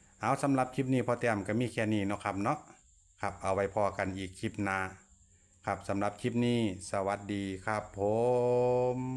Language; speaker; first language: Thai; non-native, local second language; Northeastern Thai